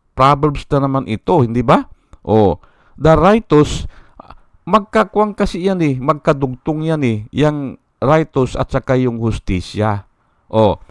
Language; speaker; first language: Filipino; non-native, local second language; Iloko